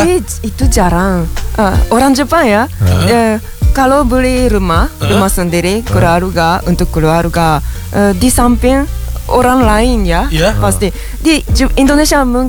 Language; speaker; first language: Indonesian; non-native, learner; Japanese